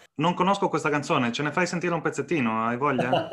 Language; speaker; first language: Italian; native; Italian